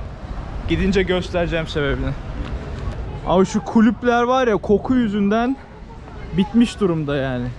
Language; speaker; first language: Turkish; native; Turkish